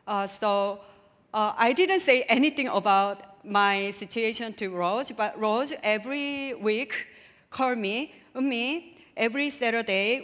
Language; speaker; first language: English; non-native, learner; Korean